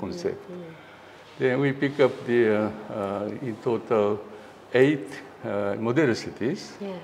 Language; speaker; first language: English; non-native, learner; Japanese